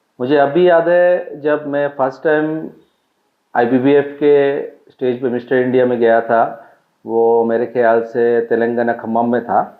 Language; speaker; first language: Hindi; non-native, local second language; Bangla